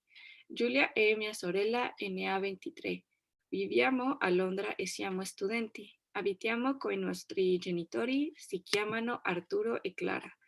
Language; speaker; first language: Italian; non-native, fluent; Spanish